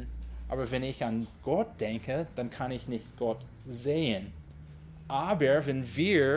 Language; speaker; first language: German; non-native, fluent; English